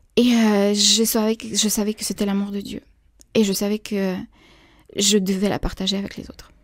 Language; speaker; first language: French; non-native, fluent; Russian